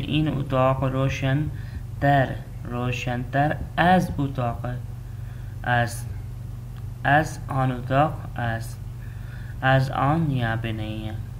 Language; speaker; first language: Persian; non-native, fluent; Urdu